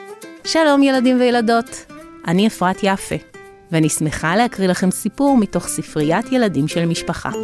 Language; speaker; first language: Hebrew; native; Hebrew